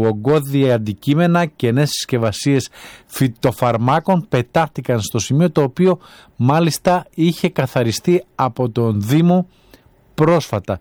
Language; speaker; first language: Greek; native; Greek